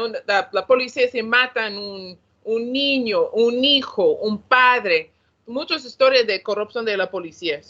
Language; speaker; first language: Spanish; non-native, learner; English